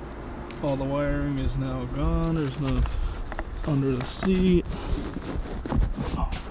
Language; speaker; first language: English; native; English